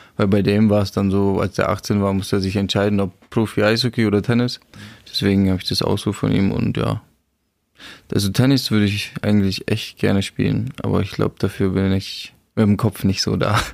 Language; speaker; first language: German; non-native, fluent; Czech